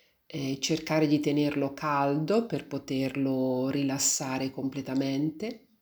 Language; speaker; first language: Italian; native; Italian